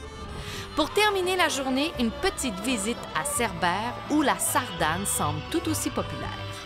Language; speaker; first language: French; native; French